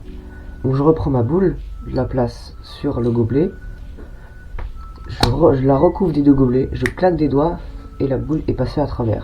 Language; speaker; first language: French; native; French